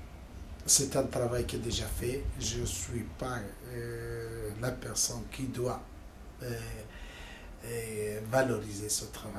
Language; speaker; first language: French; non-native, learner; Spanish